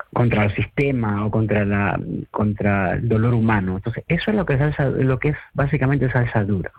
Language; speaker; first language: Spanish; native; Spanish